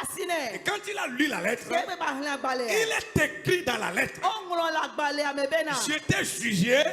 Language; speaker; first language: French; non-native, local second language; Ewe